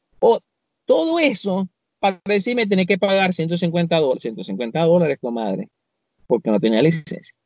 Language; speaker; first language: Spanish; native; Spanish